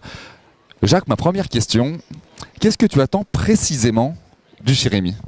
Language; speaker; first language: French; native; French